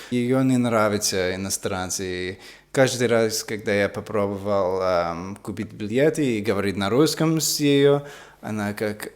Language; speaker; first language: Russian; non-native, learner; English